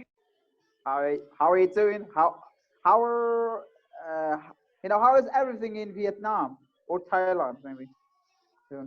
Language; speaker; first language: English; non-native, fluent; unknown